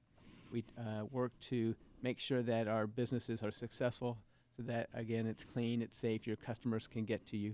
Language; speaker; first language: English; native; English